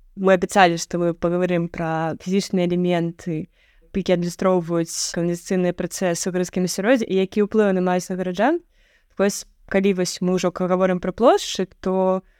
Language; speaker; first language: Belarusian; native; Belarusian